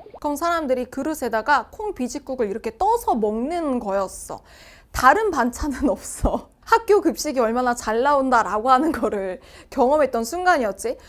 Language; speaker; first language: Korean; native; Korean